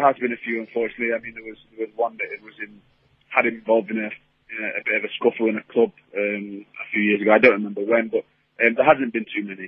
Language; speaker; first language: English; native; English